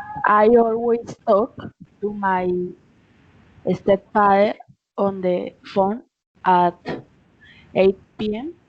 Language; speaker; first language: English; non-native, learner; Spanish